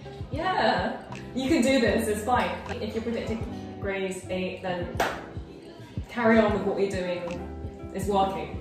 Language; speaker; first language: English; early bilingual, other home language; Korean